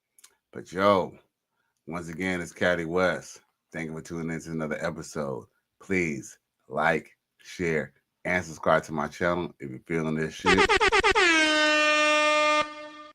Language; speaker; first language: English; native; English